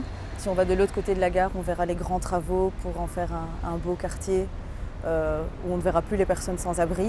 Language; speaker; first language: French; native; French